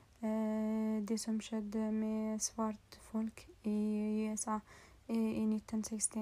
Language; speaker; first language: Swedish; non-native, learner; Norwegian